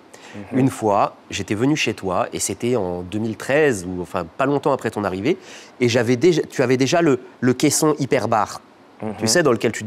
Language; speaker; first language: French; native; French